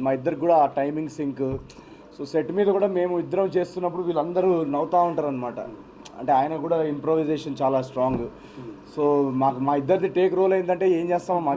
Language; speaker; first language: Telugu; native; Telugu